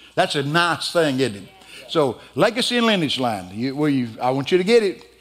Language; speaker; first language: English; native; English